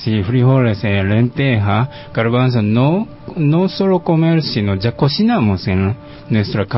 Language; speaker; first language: Spanish; non-native, fluent; Japanese